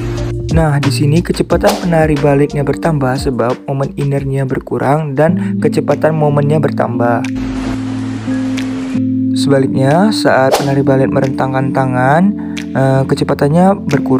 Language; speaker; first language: Indonesian; native; Indonesian